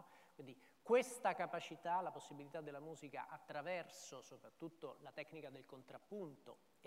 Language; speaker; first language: Italian; native; Italian